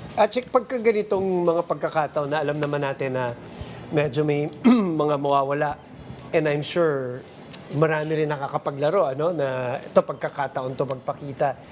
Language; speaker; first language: Filipino; native; Filipino